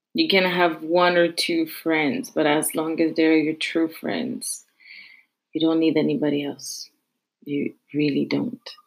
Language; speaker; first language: English; non-native, fluent; French